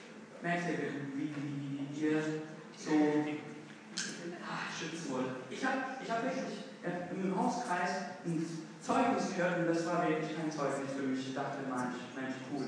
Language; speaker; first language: German; non-native, fluent; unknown